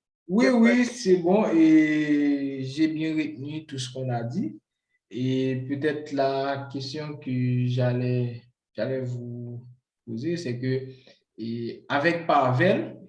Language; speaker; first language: French; non-native, local second language; Haitian Creole